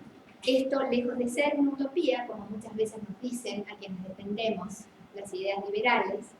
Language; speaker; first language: Spanish; native; Spanish